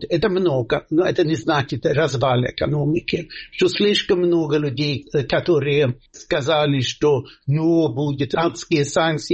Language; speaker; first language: Russian; non-native, fluent; Swedish